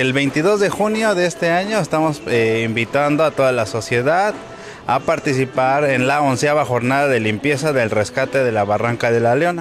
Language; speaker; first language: Spanish; native; Spanish